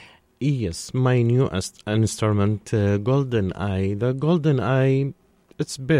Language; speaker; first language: English; non-native, learner; Arabic